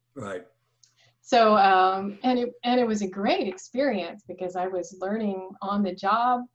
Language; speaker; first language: English; native; English